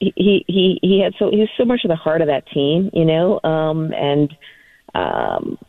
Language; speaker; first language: English; native; English